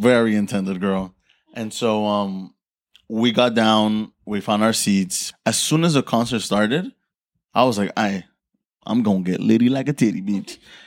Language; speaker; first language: English; early bilingual, other home language; Spanish